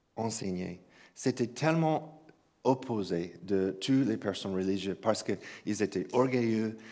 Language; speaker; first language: French; non-native, fluent; English